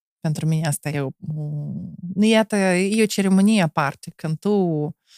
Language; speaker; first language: Romanian; non-native, local second language; Russian